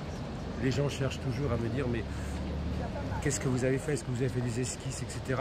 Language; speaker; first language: French; native; French